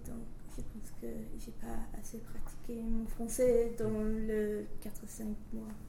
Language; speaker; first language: French; non-native, learner; English